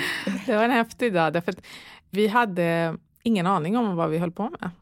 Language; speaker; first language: Swedish; early bilingual, other home language; Persian